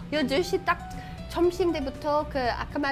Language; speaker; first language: Korean; non-native, fluent; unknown